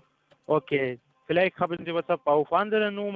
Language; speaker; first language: German; non-native, learner; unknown